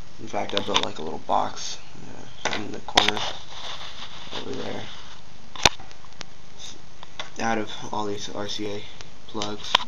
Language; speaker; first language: English; native; English